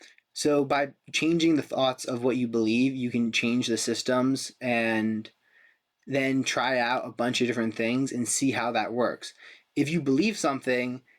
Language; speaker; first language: English; native; English